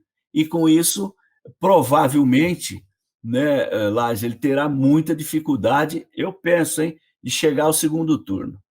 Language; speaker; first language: Portuguese; native; Portuguese